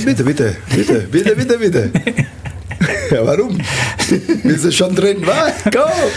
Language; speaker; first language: German; non-native, learner; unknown